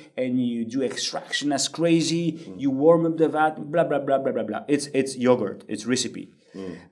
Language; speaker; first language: English; non-native, fluent; French